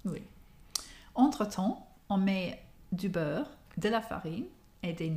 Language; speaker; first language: French; non-native, fluent; English